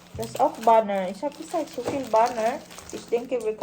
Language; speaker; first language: German; non-native, learner; Cebuano